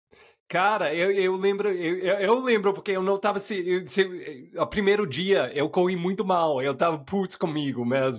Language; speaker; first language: Portuguese; non-native, fluent; English